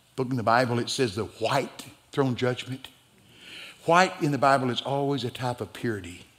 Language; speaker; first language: English; native; English